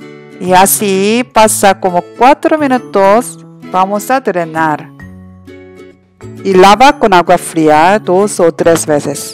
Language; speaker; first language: Spanish; non-native, learner; Korean